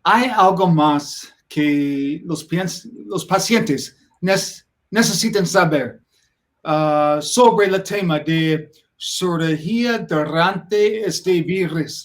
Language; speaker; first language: Spanish; non-native, learner; English